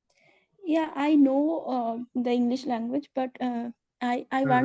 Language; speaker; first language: English; non-native, learner; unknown